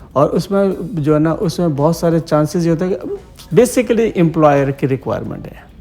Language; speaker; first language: Urdu; native; Urdu